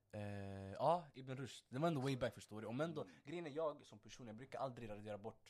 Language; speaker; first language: Swedish; early bilingual, other home language; Somali